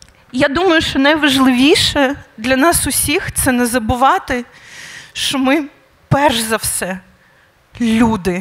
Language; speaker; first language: Ukrainian; native; Ukrainian